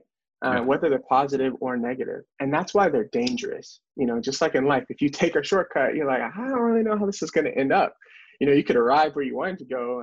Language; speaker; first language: English; native; English